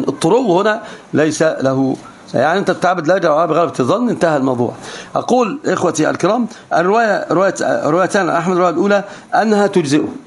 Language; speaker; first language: Arabic; native; Arabic